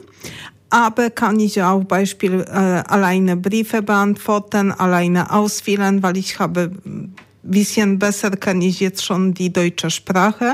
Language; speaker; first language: German; non-native, learner; Polish